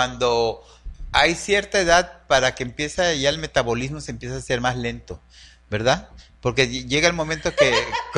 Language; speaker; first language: Spanish; native; Spanish